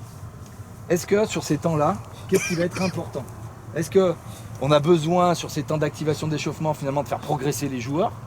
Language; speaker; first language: French; native; French